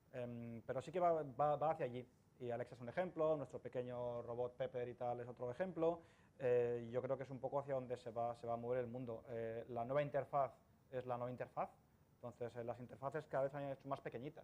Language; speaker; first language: Spanish; native; Spanish